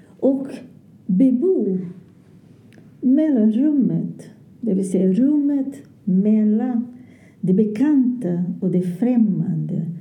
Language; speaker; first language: Swedish; non-native, fluent; Portuguese